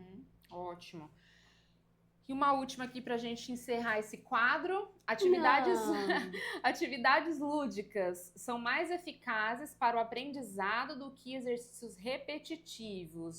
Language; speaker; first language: Portuguese; native; Portuguese